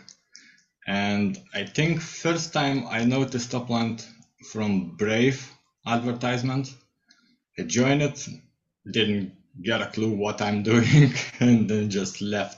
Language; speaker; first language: English; non-native, fluent; Lithuanian